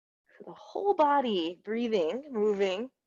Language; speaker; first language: English; native; English